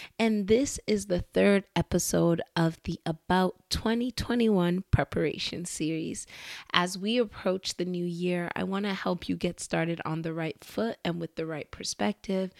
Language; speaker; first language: English; early bilingual, other home language; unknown